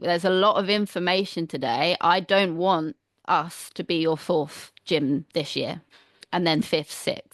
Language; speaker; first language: English; native; English